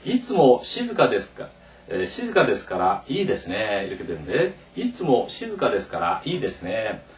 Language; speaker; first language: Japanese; non-native, fluent; Korean